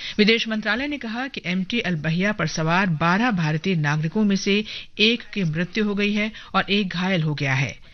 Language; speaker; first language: Hindi; native; Hindi